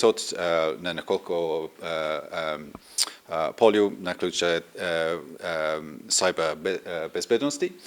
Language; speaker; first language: Macedonian; non-native, learner; English